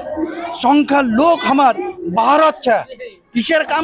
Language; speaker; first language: Bangla; non-native, local second language; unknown